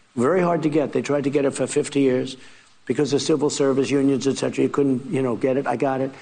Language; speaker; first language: English; native; English